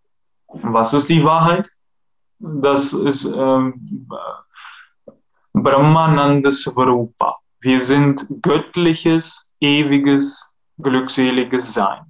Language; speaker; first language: German; non-native, fluent; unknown